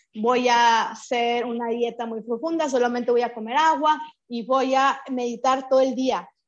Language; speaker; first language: Spanish; native; Spanish